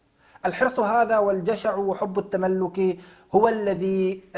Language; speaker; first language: Arabic; native; Arabic